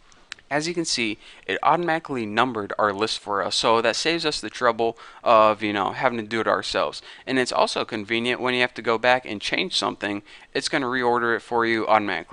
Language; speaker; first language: English; native; English